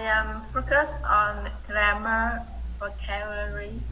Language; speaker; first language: English; non-native, learner; Vietnamese